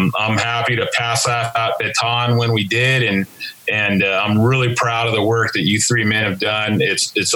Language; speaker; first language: English; native; English